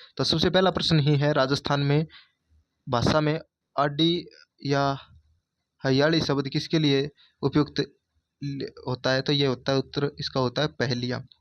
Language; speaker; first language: Hindi; native; Hindi